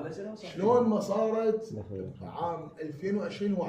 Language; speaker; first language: Arabic; native; Arabic